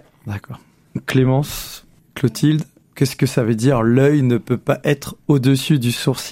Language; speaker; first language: French; native; French